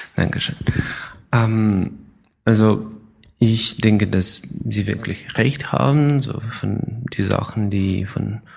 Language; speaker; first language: German; non-native, fluent; Ukrainian